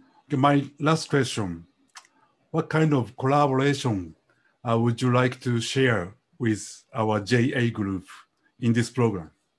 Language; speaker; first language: English; non-native, fluent; Japanese